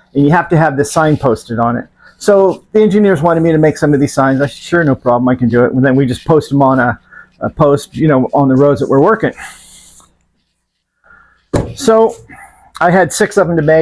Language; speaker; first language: English; native; English